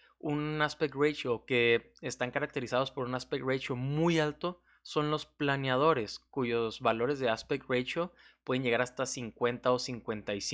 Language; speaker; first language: Spanish; native; Spanish